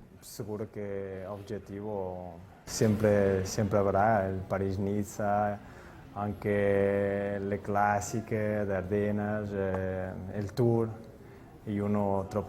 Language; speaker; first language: Italian; non-native, learner; Portuguese